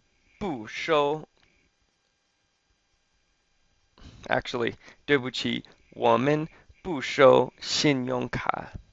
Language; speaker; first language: Chinese; non-native, fluent; English